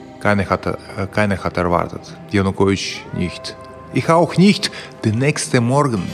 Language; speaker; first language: German; non-native, fluent; Russian